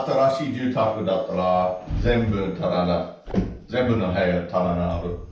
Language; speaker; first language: Japanese; non-native, learner; English